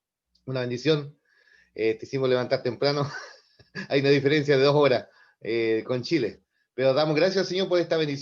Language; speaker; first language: Spanish; native; Spanish